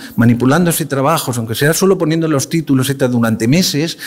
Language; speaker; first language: Spanish; native; Spanish